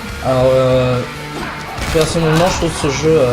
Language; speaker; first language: French; native; French